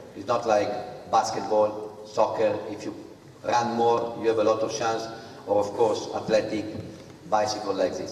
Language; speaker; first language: English; non-native, fluent; Italian